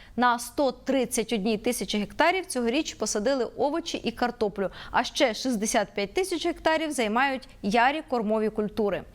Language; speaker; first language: Ukrainian; native; Ukrainian